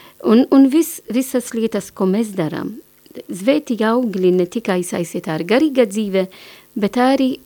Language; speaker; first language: Latvian; non-native, learner; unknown